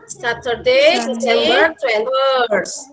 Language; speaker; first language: English; non-native, fluent; Indonesian